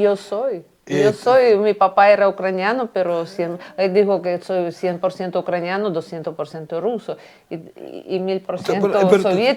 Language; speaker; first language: Spanish; non-native, fluent; Russian